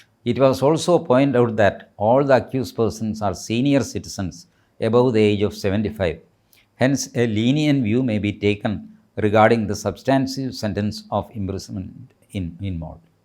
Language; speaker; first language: English; non-native, local second language; Malayalam